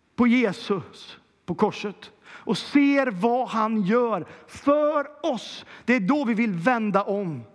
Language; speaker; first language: Swedish; native; Swedish